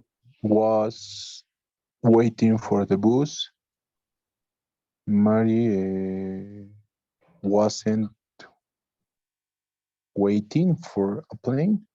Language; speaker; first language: English; non-native, learner; Spanish